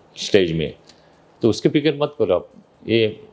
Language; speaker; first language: Hindi; non-native, local second language; Marathi